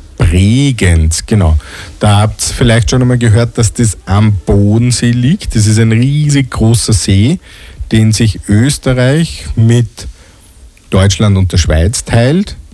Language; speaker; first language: German; native; German